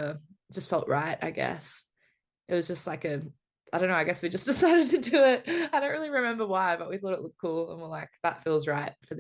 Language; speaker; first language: English; native; English